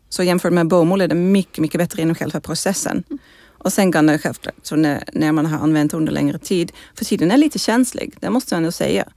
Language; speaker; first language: Swedish; non-native, fluent; Dutch